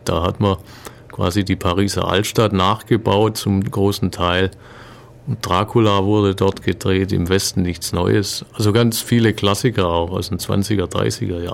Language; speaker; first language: German; native; German